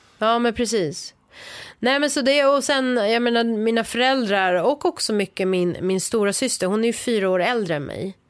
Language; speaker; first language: Swedish; early bilingual, other home language; Persian